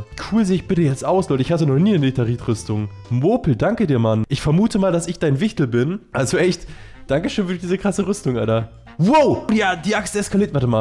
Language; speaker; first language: German; native; German